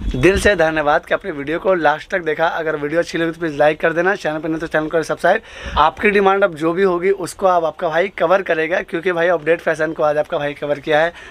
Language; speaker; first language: Hindi; native; Hindi